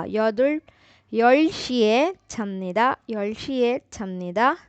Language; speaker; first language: Korean; non-native, fluent; Urdu